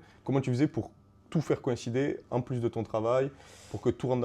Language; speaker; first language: French; native; French